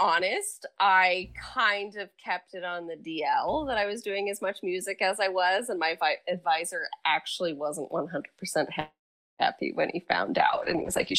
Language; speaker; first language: English; native; English